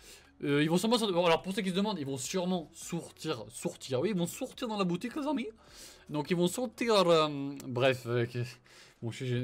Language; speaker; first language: French; native; French